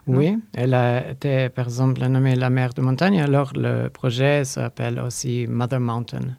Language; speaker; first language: French; non-native, learner; Polish